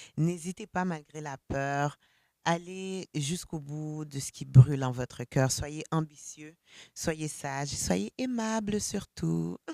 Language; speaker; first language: French; early bilingual, other home language; Haitian Creole